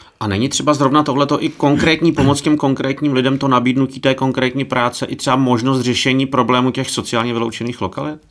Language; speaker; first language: Czech; native; Czech